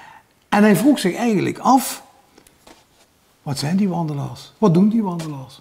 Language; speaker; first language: Dutch; native; Dutch